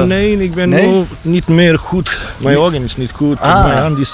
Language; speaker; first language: Dutch; non-native, learner; Bosnian